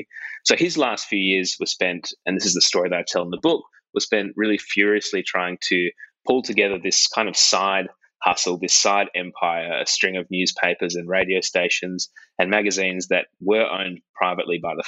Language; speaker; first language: English; native; English